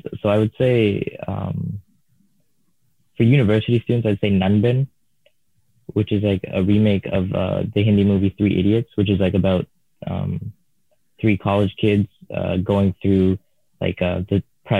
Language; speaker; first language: English; non-native, fluent; Tamil